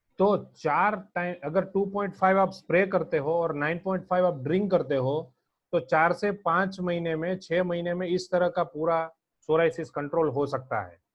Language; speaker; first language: Hindi; non-native, local second language; Gujarati